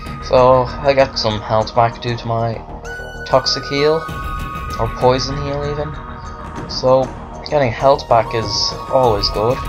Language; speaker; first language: English; native; English